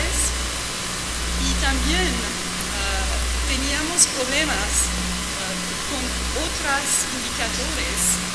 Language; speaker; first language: Spanish; non-native, fluent; French